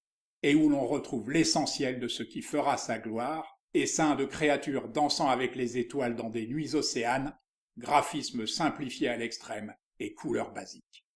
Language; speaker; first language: French; native; French